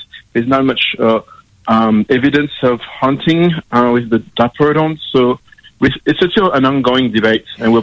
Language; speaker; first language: English; non-native, fluent; French